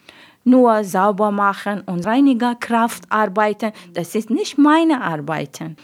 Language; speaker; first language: German; non-native, learner; Persian